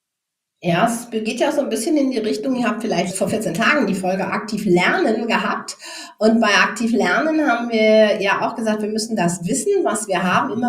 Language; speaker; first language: German; native; German